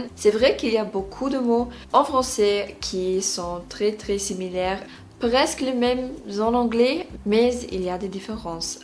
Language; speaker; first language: French; non-native, fluent; English